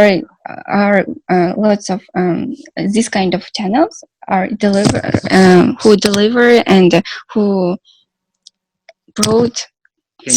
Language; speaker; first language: English; non-native, learner; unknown